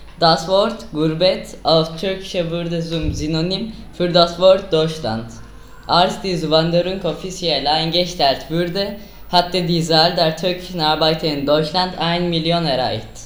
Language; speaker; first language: German; non-native, learner; Turkish